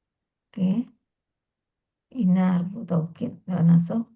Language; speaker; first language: Arabic; non-native, learner; Indonesian